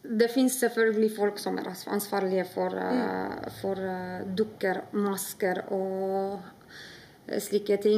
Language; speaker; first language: Norwegian; non-native, fluent; Polish